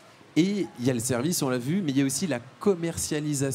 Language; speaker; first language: French; native; French